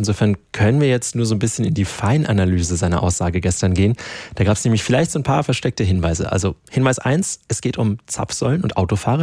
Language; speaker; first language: German; native; German